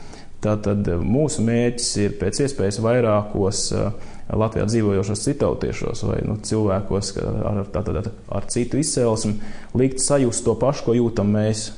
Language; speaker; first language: Latvian; native; Latvian